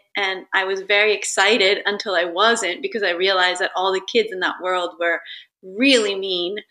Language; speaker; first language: English; early bilingual, other home language; Italian